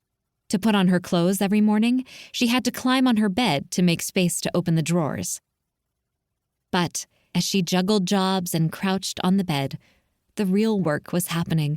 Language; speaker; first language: English; native; English